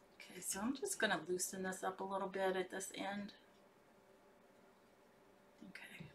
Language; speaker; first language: English; native; English